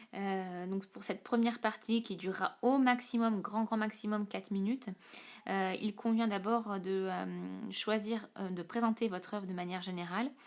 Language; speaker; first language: French; native; French